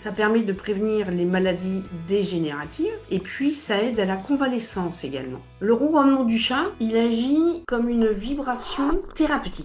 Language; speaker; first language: French; native; French